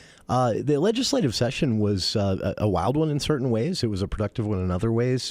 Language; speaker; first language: English; native; English